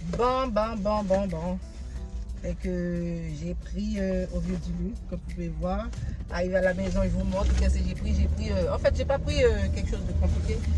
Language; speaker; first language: French; non-native, local second language; Haitian Creole